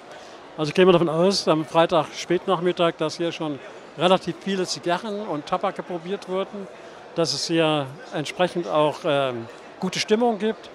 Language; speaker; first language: German; native; German